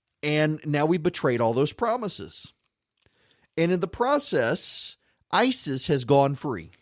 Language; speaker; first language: English; native; English